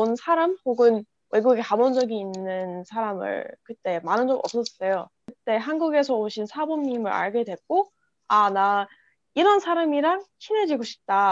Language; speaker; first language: Korean; non-native, fluent; English